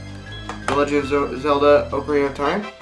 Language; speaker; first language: English; native; English